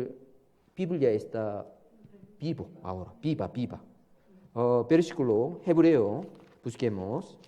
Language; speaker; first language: Spanish; non-native, learner; Korean